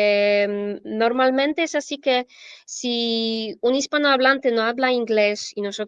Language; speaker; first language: Spanish; non-native, fluent; Polish